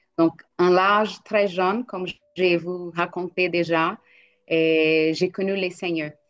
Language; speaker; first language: French; non-native, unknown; Portuguese